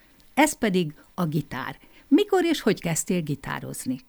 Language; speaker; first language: Hungarian; native; Hungarian